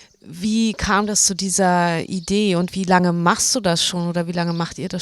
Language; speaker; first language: German; native; German